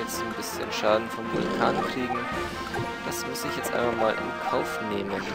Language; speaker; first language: German; native; German